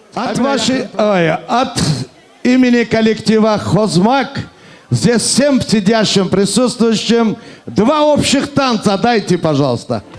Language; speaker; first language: Russian; non-native, local second language; Turkish